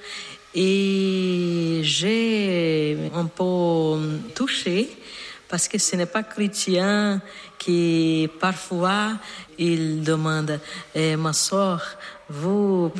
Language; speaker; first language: French; non-native, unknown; Portuguese